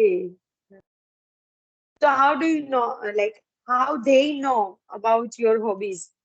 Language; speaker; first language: English; non-native, learner; Gujarati